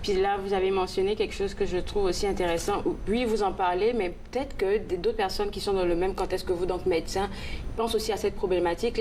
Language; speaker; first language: French; native; French